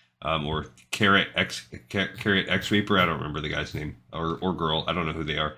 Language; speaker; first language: English; native; English